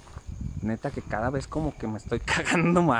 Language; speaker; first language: Spanish; native; Spanish